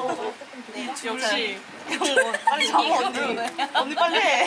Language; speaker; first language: Korean; native; Korean